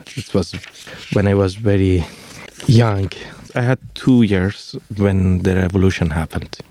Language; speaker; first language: English; non-native, fluent; Persian